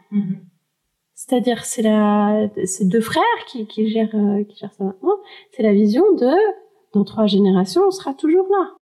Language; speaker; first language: French; early bilingual, heritage; French